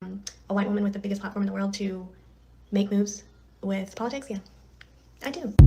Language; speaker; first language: English; native; English